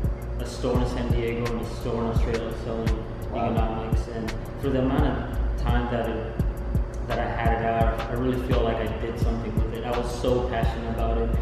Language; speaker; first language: English; native; English